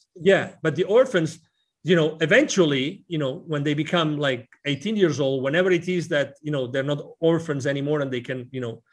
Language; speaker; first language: English; non-native, fluent; Spanish